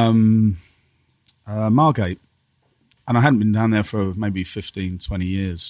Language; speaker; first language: English; native; English